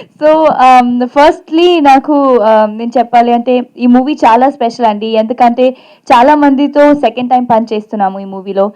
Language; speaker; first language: Telugu; non-native, fluent; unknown